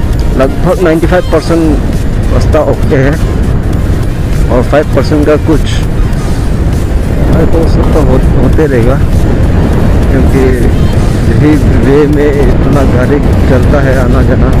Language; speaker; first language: Hindi; non-native, local second language; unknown